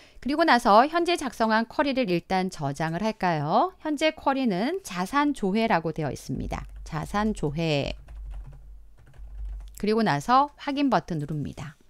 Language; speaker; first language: Korean; native; Korean